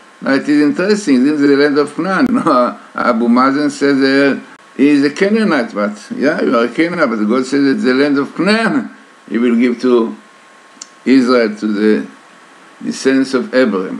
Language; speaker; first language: English; non-native, fluent; Hebrew